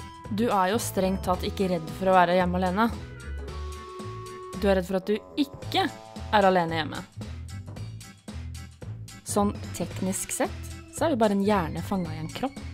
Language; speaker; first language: Norwegian; native; Norwegian